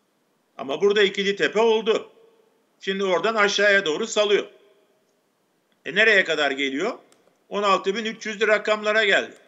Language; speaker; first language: Turkish; native; Turkish